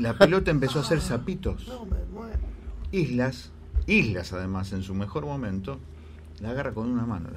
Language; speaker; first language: Spanish; native; Spanish